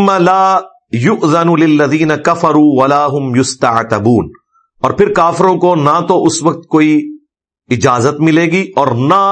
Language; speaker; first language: Urdu; non-native, local second language; Punjabi